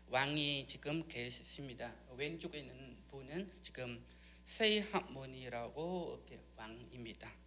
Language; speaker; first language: Korean; non-native, learner; Khmer